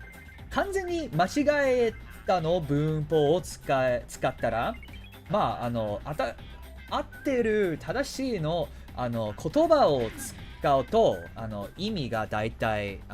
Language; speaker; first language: Japanese; non-native, learner; English